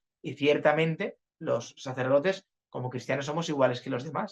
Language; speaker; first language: Spanish; native; Spanish